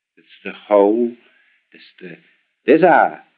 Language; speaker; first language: English; non-native, learner; Dutch